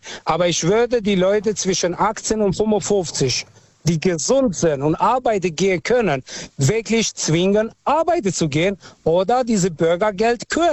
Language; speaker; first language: German; early bilingual, other home language; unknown